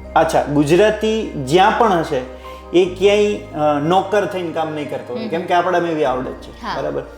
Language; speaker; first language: Gujarati; native; Gujarati